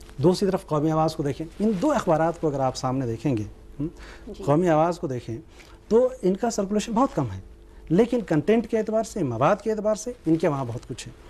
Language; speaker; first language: Urdu; native; Urdu